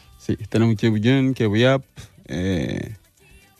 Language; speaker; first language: Catalan; non-native, learner; Mandingo